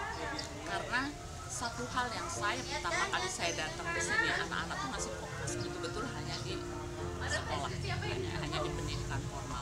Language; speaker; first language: Indonesian; native; Indonesian